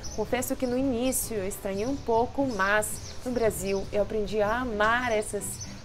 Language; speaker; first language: Portuguese; non-native, fluent; Russian